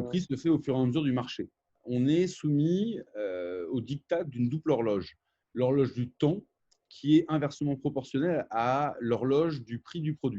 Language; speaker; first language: French; native; French